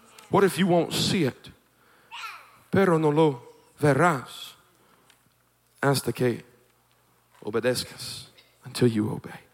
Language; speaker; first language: English; native; English